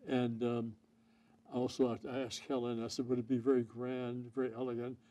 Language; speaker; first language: English; native; English